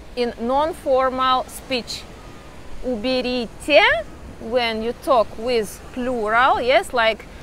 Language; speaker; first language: English; non-native, fluent; Russian